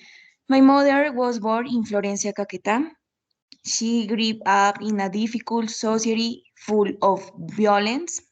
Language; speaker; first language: English; non-native, learner; Spanish